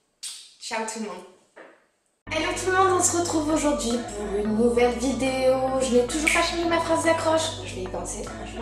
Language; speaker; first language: French; native; French